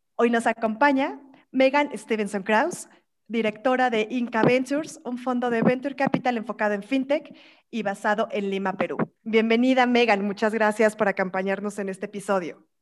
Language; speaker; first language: Spanish; native; Spanish